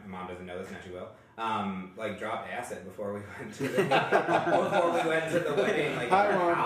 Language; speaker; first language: English; native; English